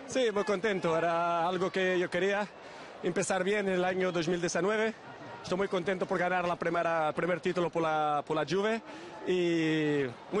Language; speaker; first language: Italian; non-native, learner; Portuguese